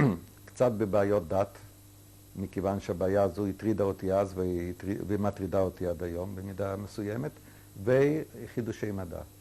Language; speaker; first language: Hebrew; non-native, fluent; Yiddish